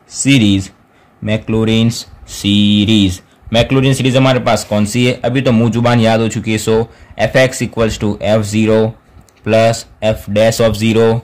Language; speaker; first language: Hindi; non-native, local second language; Gujarati